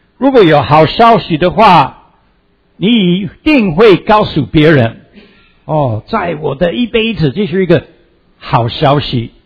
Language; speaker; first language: Chinese; early bilingual, heritage; Chinese